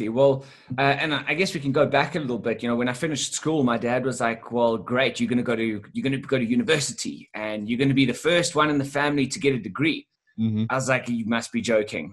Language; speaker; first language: English; native; English